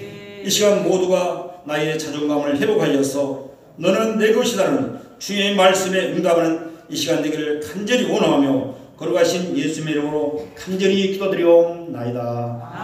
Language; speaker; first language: Korean; native; Korean